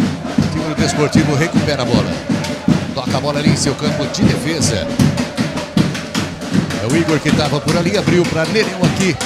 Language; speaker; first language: Portuguese; native; Portuguese